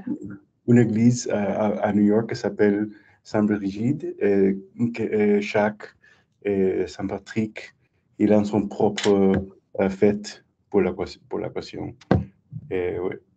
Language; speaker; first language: French; non-native, learner; English